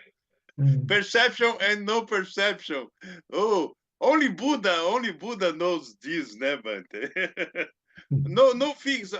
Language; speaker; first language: English; non-native, learner; Portuguese